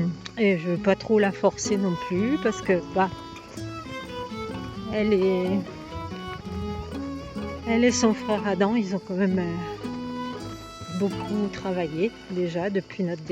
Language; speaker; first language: French; native; French